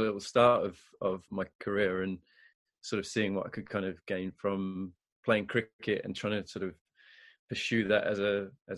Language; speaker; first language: English; native; English